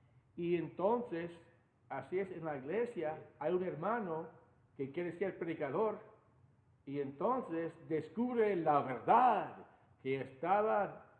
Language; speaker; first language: Spanish; non-native, fluent; English